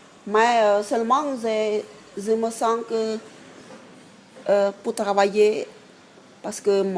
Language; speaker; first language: French; non-native, learner; Khmer